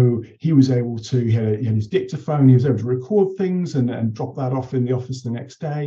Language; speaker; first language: English; native; English